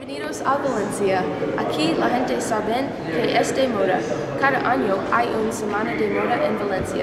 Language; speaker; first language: Spanish; non-native, learner; English